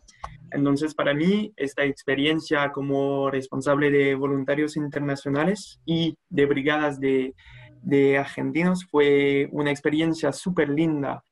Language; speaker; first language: Spanish; non-native, fluent; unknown